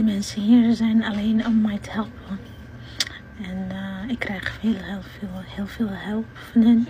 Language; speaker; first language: Dutch; non-native, learner; Somali